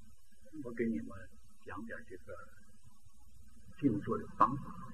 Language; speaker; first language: Chinese; native; Chinese